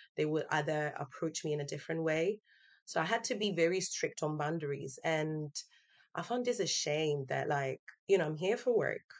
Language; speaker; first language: English; non-native, fluent; Italian